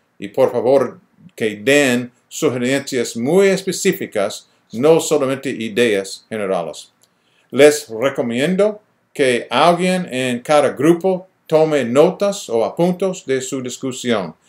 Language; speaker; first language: Spanish; non-native, fluent; English